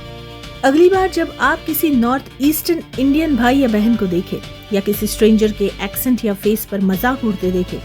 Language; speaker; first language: Hindi; native; Hindi